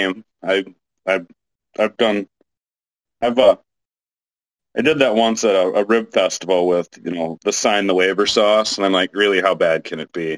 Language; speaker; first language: English; native; English